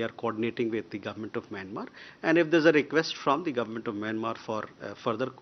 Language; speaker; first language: English; non-native, local second language; Hindi